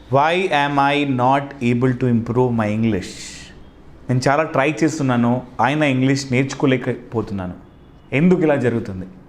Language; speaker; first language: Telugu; non-native, local second language; Hindi